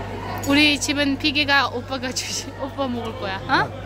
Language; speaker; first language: Korean; non-native, learner; Uzbek